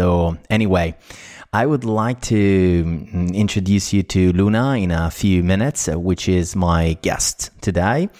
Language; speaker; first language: English; non-native, fluent; Italian